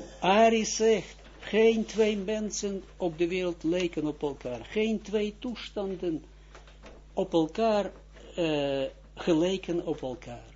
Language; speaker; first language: Dutch; non-native, fluent; Russian